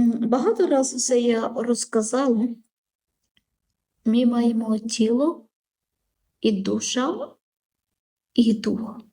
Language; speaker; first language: Ukrainian; non-native, learner; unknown